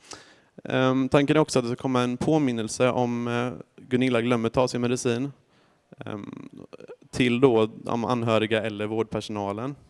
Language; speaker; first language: Swedish; native; Swedish